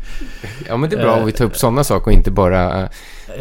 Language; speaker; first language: Swedish; native; Swedish